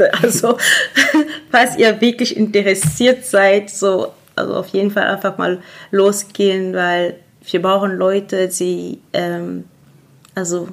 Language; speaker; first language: German; non-native, fluent; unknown